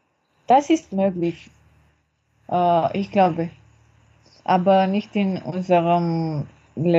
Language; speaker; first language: German; non-native, learner; French